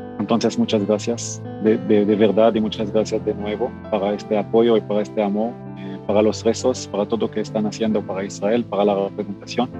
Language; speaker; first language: Spanish; non-native, fluent; Hebrew